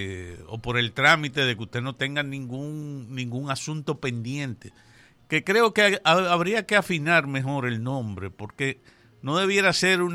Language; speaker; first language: Spanish; native; Spanish